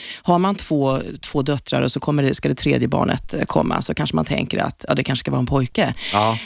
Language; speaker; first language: Swedish; native; Swedish